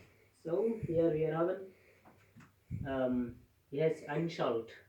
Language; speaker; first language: German; non-native, learner; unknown